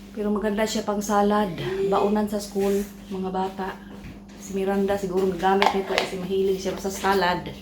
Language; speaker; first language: Filipino; non-native, local second language; Cebuano